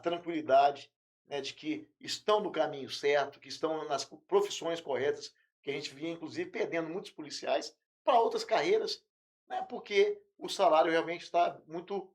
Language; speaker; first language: Portuguese; native; Portuguese